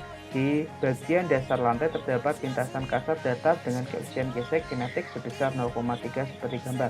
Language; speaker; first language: Indonesian; native; Indonesian